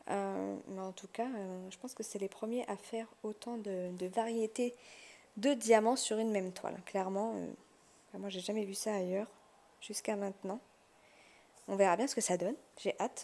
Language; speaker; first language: French; native; French